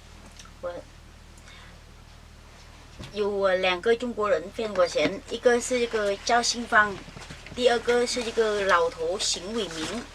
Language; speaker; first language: Chinese; non-native, learner; Vietnamese